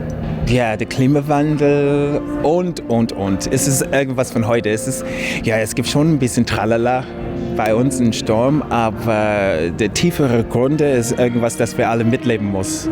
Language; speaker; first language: German; non-native, fluent; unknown